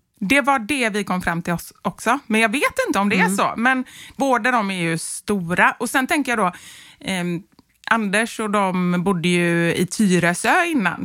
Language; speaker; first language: Swedish; native; Swedish